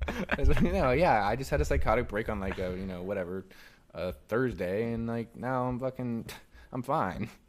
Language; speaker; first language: English; native; English